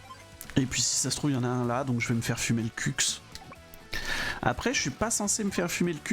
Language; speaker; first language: French; native; French